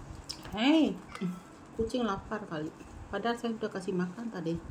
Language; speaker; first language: Indonesian; non-native, local second language; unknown